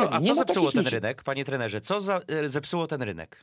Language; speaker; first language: Polish; native; Polish